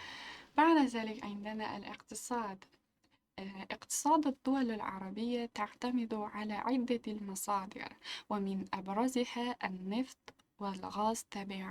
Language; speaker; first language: Arabic; non-native, local second language; Uzbek